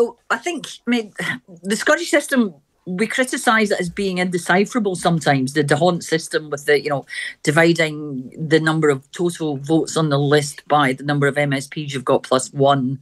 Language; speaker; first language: English; native; English